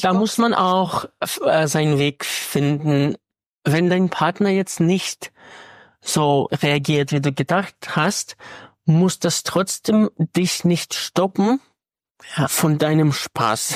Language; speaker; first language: German; non-native, fluent; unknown